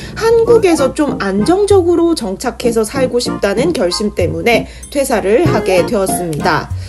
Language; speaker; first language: Korean; native; Korean